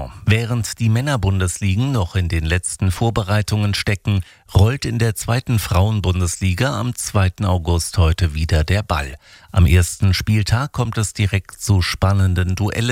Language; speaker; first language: German; native; German